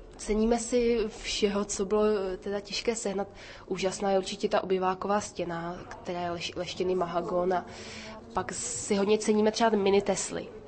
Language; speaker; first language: Czech; native; Czech